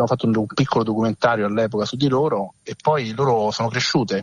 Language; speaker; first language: Italian; native; Italian